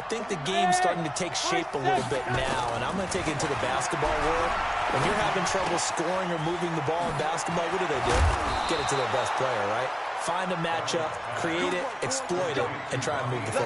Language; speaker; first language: English; native; English